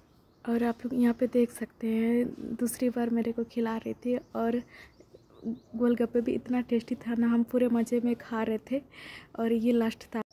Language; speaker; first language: Hindi; non-native, local second language; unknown